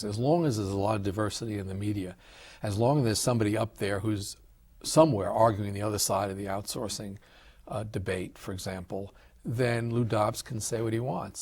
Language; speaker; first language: English; native; English